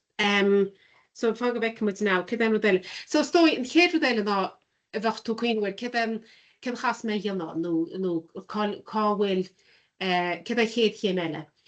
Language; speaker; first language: Irish; native; Irish